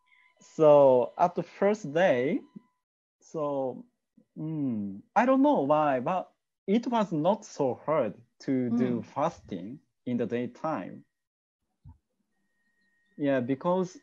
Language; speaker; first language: English; non-native, learner; Japanese